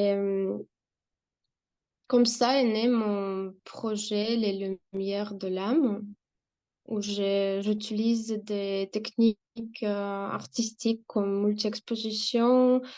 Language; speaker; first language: French; non-native, fluent; Russian